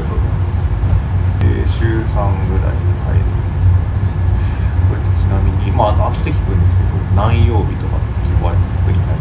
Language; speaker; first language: Japanese; native; Japanese